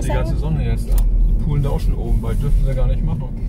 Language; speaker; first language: German; native; German